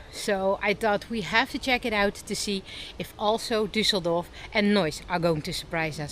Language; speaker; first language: English; non-native, fluent; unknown